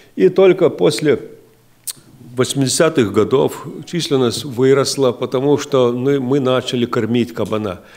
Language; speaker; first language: Russian; non-native, local second language; Lithuanian